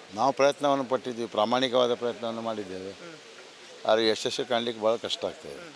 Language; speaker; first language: Kannada; native; Kannada